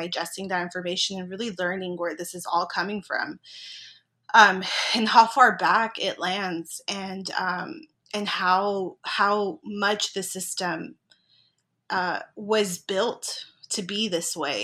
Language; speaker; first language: English; native; English